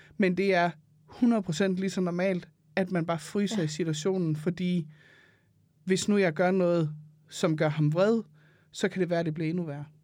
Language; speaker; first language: Danish; native; Danish